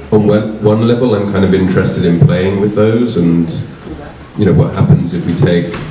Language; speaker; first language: English; native; English